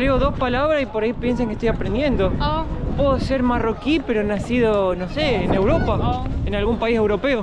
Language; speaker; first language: Spanish; native; Spanish